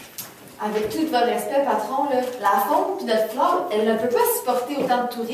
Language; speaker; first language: French; native; French